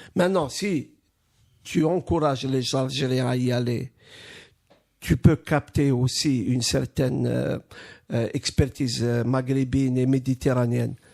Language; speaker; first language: French; non-native, local second language; Arabic